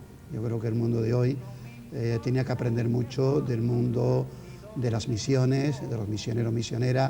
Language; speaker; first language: Spanish; native; Spanish